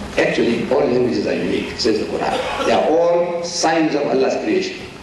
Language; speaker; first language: English; non-native, local second language; Gujarati